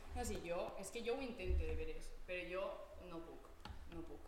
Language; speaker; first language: Spanish; non-native, local second language; Catalan